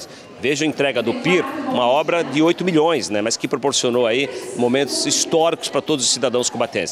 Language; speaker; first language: Portuguese; native; Portuguese